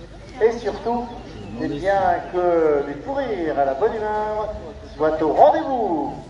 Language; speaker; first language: French; native; French